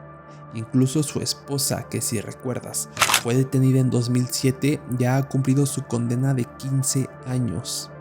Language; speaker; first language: Spanish; native; Spanish